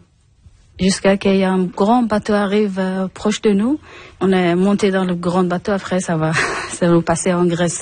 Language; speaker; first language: French; non-native, learner; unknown